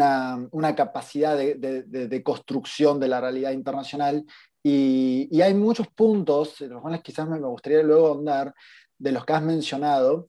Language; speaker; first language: Spanish; native; Spanish